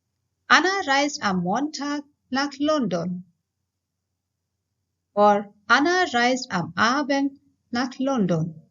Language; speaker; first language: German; non-native, fluent; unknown